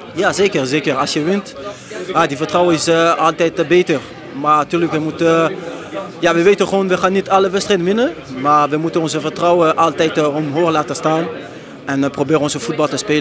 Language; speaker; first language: Dutch; non-native, fluent; French